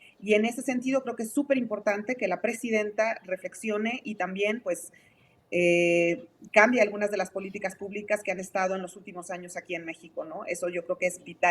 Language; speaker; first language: Spanish; native; Spanish